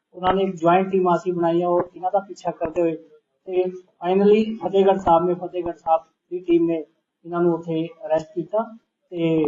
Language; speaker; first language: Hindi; non-native, local second language; Punjabi